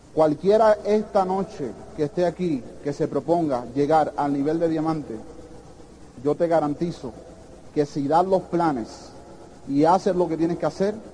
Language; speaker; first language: Spanish; early bilingual, heritage; Spanish